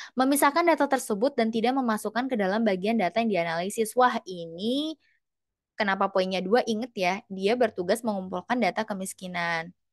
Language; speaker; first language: Indonesian; native; Indonesian